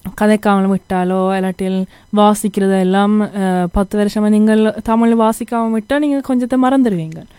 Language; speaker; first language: Tamil; early bilingual, heritage; Tamil